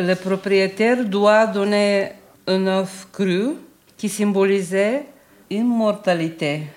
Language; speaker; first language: French; non-native, learner; Bulgarian